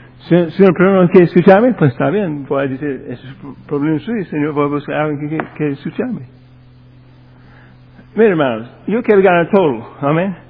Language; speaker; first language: Spanish; non-native, fluent; English